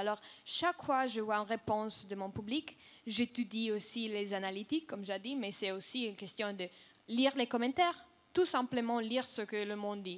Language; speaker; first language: French; non-native, fluent; Russian